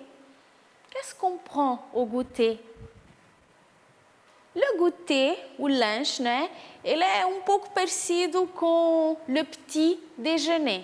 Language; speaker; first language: French; non-native, fluent; Portuguese